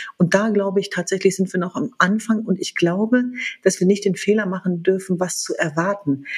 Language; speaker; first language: German; early bilingual, other home language; Kurdish